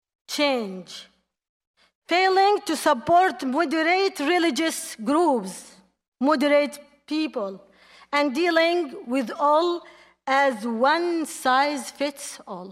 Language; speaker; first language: English; non-native, fluent; Arabic